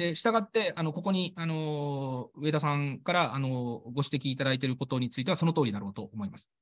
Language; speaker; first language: Japanese; native; Japanese